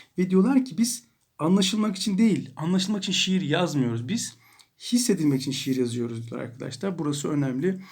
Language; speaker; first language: Turkish; native; Turkish